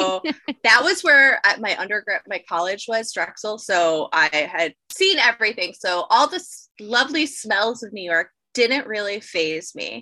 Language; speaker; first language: English; native; English